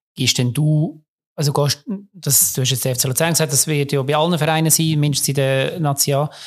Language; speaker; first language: German; native; German